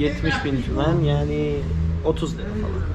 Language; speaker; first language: Turkish; non-native, fluent; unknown